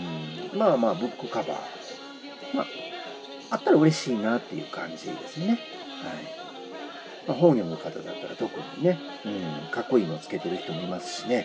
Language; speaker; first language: Japanese; native; Japanese